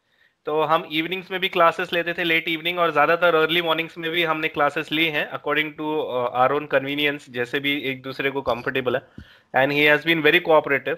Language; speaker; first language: Hindi; native; Hindi